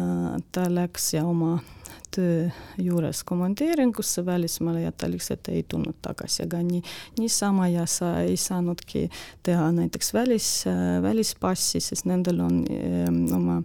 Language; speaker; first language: Estonian; non-native, local second language; Russian